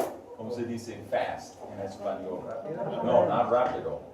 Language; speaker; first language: Spanish; non-native, learner; English